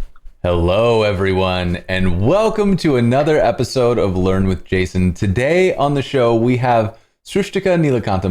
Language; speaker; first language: English; native; English